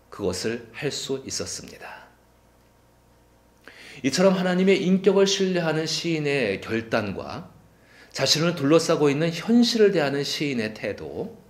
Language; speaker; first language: Korean; native; Korean